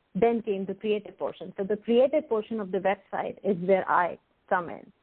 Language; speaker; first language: English; non-native, local second language; Hindi